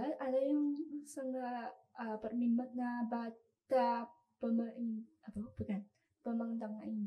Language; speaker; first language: Indonesian; non-native, learner; Chinese